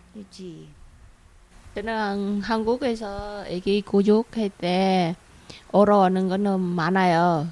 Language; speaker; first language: Korean; non-native, fluent; Vietnamese